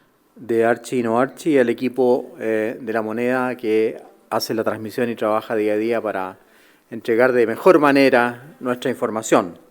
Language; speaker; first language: Spanish; native; Spanish